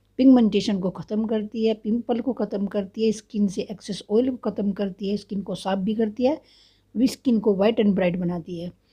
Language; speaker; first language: Hindi; native; Hindi